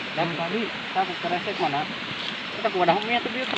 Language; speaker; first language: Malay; non-native, local second language; Sundanese